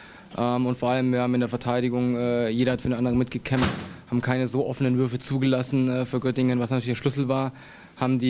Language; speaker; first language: German; native; German